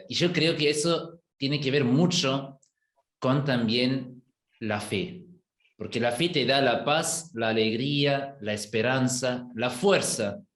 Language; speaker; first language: Spanish; non-native, fluent; German